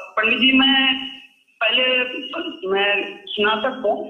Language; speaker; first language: Hindi; native; Hindi